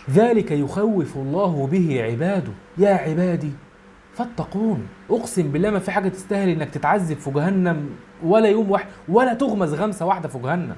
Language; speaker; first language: Arabic; native; Arabic